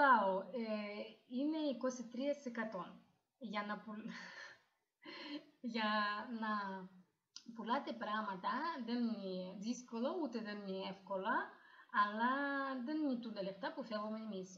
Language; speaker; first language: Greek; non-native, learner; Russian